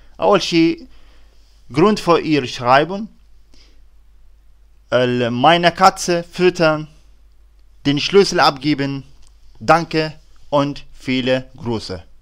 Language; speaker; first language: German; non-native, learner; Arabic